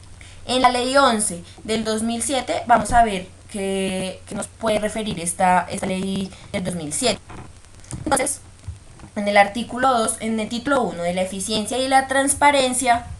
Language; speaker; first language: Spanish; native; Spanish